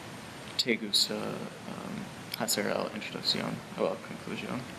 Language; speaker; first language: Spanish; non-native, learner; English